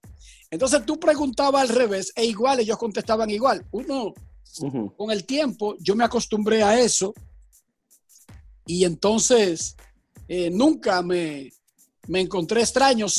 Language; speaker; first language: Spanish; native; Spanish